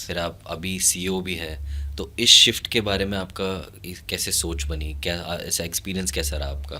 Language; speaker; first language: Hindi; native; Hindi